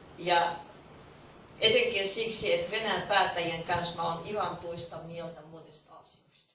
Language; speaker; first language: Finnish; non-native, fluent; Russian